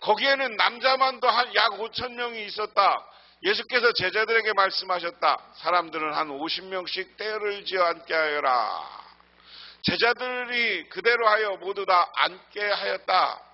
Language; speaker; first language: Korean; native; Korean